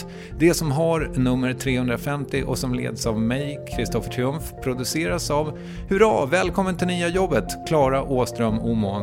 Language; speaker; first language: Swedish; native; Swedish